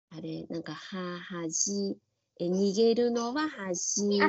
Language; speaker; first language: Japanese; non-native, fluent; Vietnamese